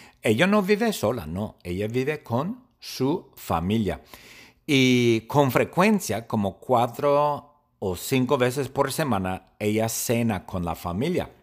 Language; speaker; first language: Spanish; non-native, learner; English